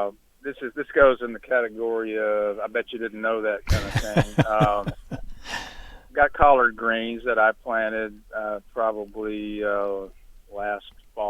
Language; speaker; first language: English; native; English